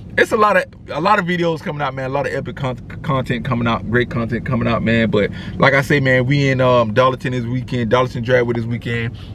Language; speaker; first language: English; native; English